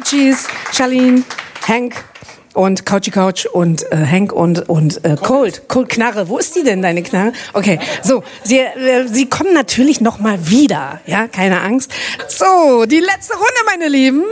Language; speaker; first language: German; native; German